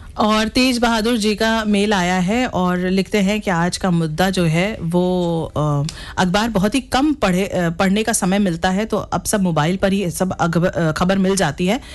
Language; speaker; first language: Hindi; native; Hindi